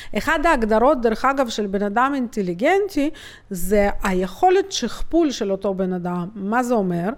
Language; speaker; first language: Hebrew; native; Hebrew